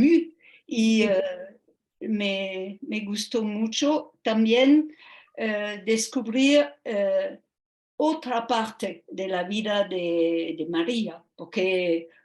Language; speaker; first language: Spanish; non-native, fluent; French